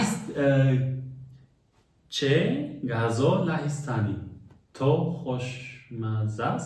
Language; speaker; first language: Persian; non-native, learner; German